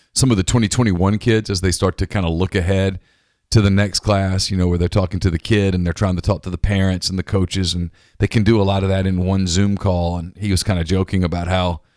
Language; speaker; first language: English; native; English